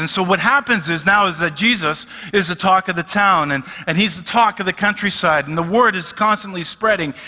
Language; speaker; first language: English; native; English